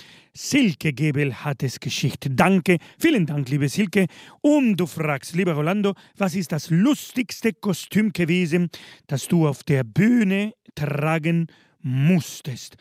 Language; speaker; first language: German; non-native, fluent; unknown